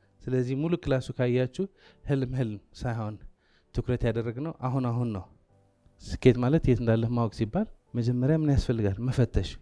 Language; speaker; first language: Amharic; non-native, local second language; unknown